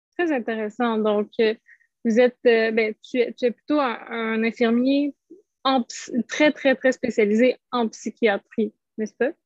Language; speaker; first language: French; native; French